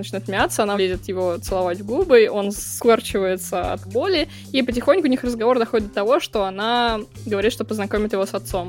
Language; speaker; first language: Russian; native; Russian